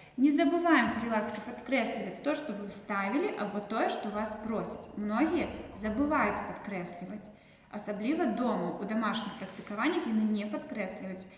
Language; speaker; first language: Belarusian; non-native, local second language; Russian